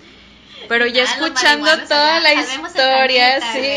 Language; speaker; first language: Spanish; native; Spanish